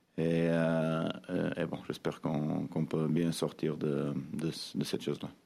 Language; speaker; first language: French; non-native, fluent; Portuguese